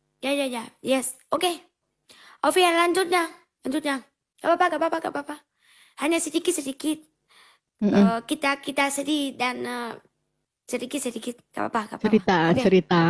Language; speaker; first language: Indonesian; non-native, learner; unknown